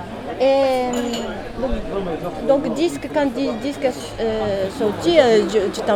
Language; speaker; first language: French; non-native, learner; Japanese